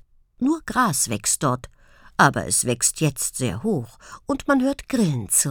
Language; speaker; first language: German; native; German